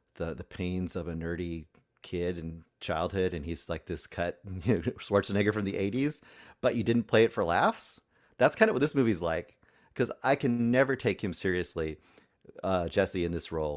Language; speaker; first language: English; native; English